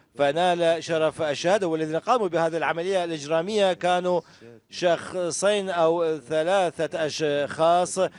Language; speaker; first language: Arabic; non-native, fluent; Persian